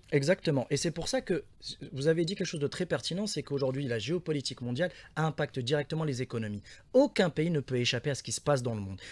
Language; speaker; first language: French; non-native, local second language; Arabic